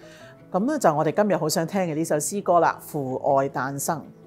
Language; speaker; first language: Chinese; native; Chinese